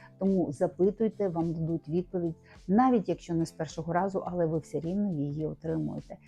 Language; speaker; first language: Ukrainian; native; Ukrainian